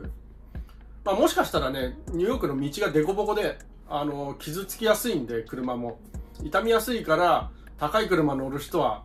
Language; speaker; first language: Japanese; native; Japanese